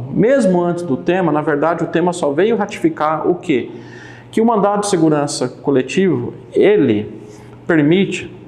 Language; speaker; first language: Portuguese; native; Portuguese